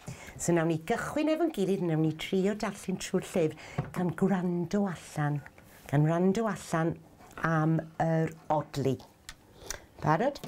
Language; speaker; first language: Welsh; native; Welsh